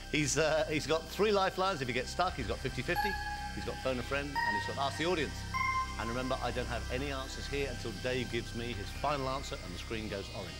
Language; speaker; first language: English; native; English